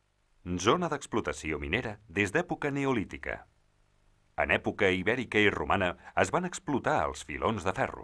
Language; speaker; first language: Catalan; native; Catalan